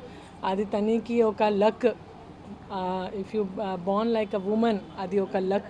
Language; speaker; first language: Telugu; non-native, local second language; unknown